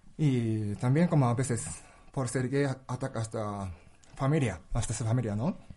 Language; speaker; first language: Spanish; non-native, learner; Japanese